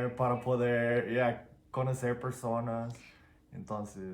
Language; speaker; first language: Spanish; non-native, fluent; English